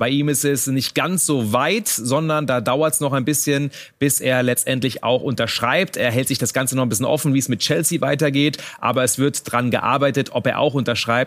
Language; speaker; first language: German; native; German